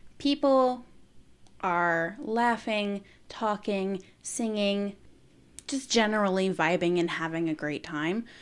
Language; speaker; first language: English; native; English